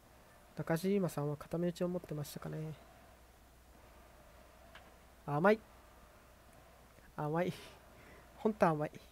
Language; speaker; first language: Japanese; native; Japanese